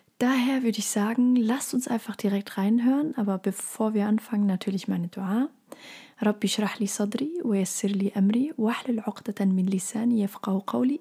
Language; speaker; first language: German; early bilingual, other home language; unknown